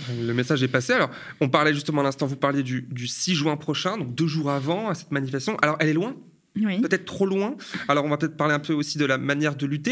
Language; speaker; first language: French; native; French